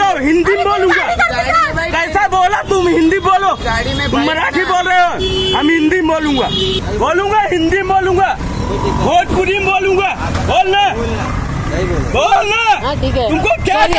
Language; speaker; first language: Hindi; non-native, local second language; Bhojpuri